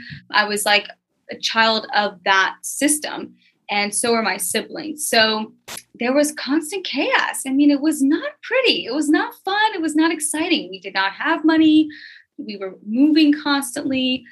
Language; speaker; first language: English; native; English